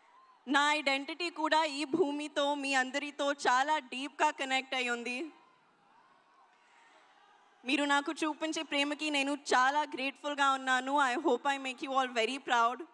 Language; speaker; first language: Telugu; non-native, learner; Hindi